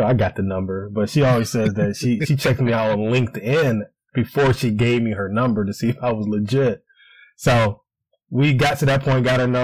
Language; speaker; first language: English; native; English